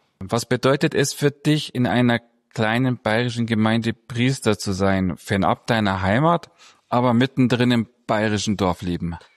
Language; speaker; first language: German; native; German